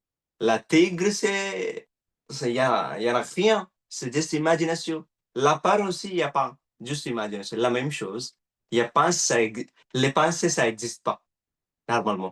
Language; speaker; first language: French; non-native, learner; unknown